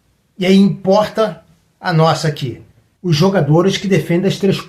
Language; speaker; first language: Portuguese; native; Portuguese